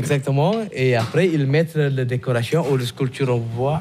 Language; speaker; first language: French; non-native, learner; Balinese